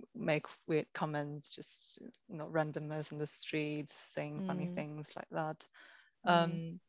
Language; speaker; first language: English; non-native, fluent; Chinese